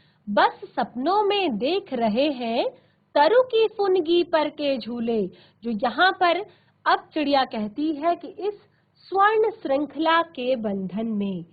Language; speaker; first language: Hindi; native; Hindi